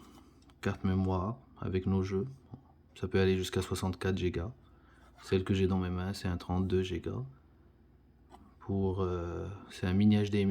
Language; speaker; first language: French; native; French